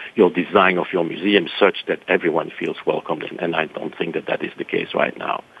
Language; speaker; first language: English; non-native, fluent; French